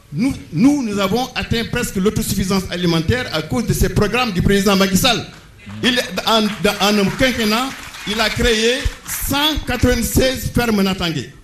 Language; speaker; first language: French; non-native, local second language; Wolof